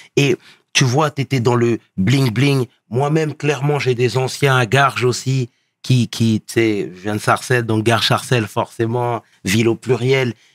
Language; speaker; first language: French; early bilingual, other home language; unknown